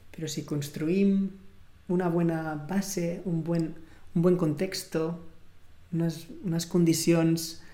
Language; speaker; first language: Spanish; non-native, local second language; Catalan